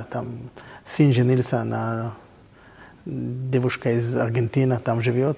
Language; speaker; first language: Russian; non-native, fluent; Hebrew